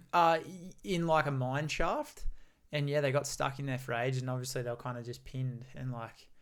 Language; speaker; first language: English; native; English